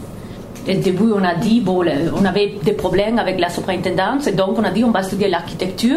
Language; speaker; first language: French; non-native, fluent; Italian